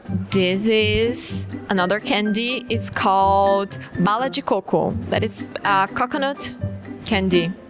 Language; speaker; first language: English; non-native, fluent; Portuguese